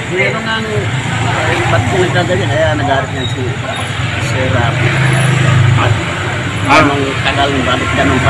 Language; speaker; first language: Filipino; native; Filipino